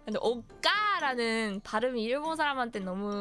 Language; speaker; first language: Korean; non-native, fluent; Japanese